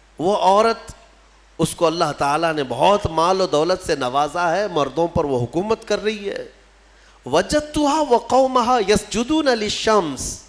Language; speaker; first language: Urdu; native; Urdu